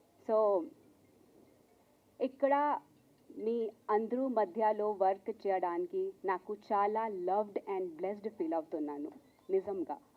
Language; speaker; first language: Telugu; non-native, local second language; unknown